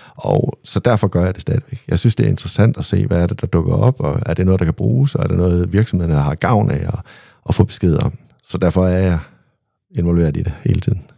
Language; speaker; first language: Danish; native; Danish